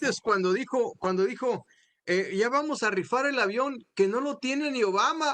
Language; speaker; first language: Spanish; native; Spanish